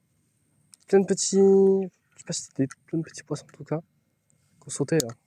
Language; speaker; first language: French; native; French